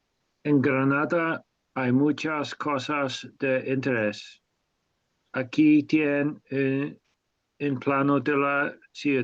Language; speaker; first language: Spanish; non-native, learner; English